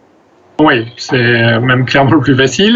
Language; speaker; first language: French; native; French